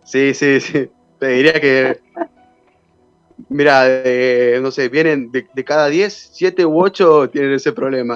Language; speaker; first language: Spanish; native; Spanish